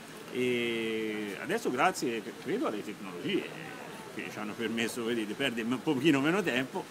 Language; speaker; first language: Italian; native; Italian